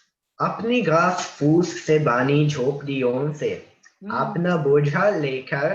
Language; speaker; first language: Hindi; non-native, learner; Italian